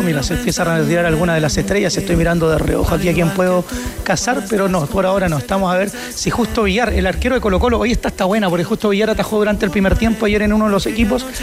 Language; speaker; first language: Spanish; native; Spanish